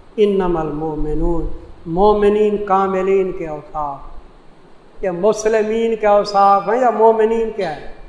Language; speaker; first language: Urdu; non-native, local second language; Punjabi